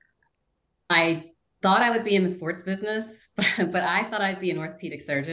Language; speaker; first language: English; native; English